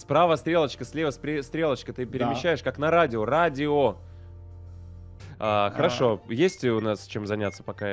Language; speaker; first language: Russian; native; Russian